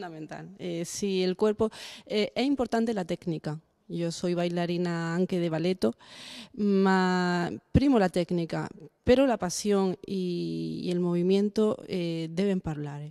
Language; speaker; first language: Italian; non-native, learner; Spanish